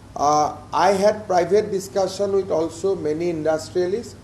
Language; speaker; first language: English; non-native, local second language; Assamese